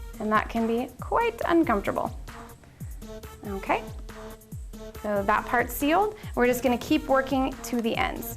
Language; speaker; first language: English; native; English